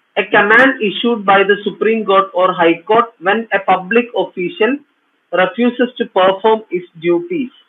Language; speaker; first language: English; non-native, local second language; Malayalam